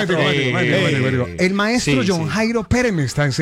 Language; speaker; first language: Spanish; native; Spanish